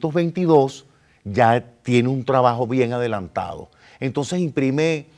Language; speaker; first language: Spanish; native; Spanish